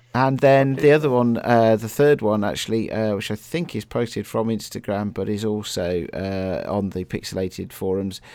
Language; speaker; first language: English; native; English